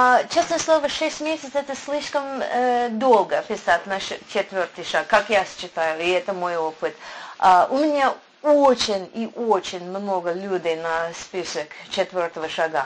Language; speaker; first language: Russian; non-native, learner; English